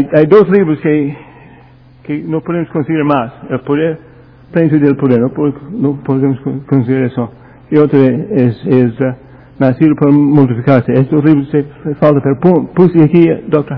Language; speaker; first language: Spanish; non-native, fluent; English